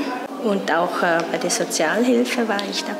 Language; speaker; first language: German; non-native, fluent; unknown